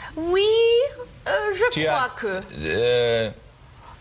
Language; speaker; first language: French; non-native, learner; German